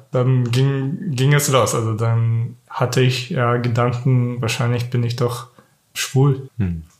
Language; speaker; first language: German; non-native, fluent; Kyrgyz